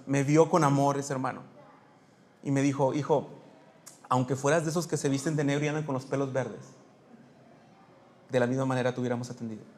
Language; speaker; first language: Spanish; native; Spanish